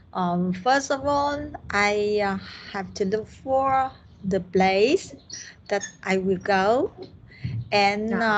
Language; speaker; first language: English; non-native, learner; Vietnamese